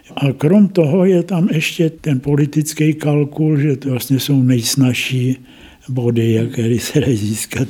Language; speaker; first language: Czech; native; Czech